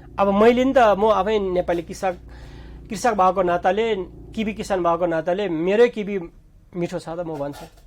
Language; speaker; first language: Nepali; non-native, local second language; Sherpa